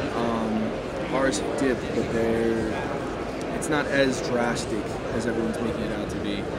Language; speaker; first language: English; native; English